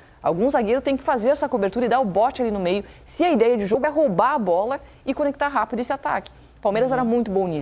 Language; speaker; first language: Portuguese; native; Portuguese